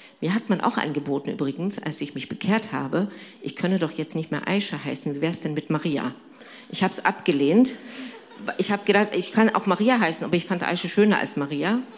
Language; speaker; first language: German; non-native, fluent; Turkish